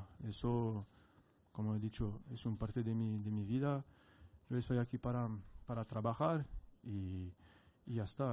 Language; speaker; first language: Spanish; non-native, fluent; French